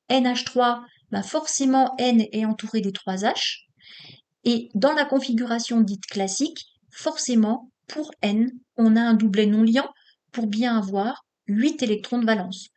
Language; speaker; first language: French; native; French